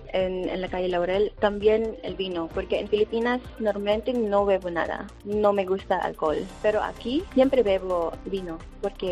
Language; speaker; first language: Spanish; non-native, fluent; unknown